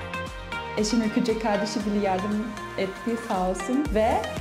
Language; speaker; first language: Turkish; non-native, fluent; German